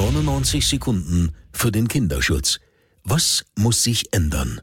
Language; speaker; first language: German; native; German